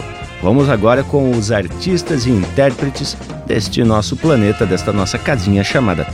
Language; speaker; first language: Portuguese; native; Portuguese